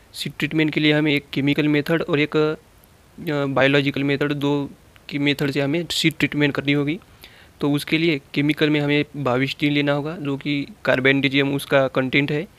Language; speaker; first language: Hindi; non-native, local second language; Marathi